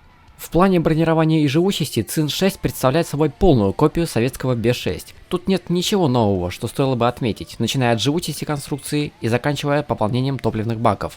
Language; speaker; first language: Russian; native; Russian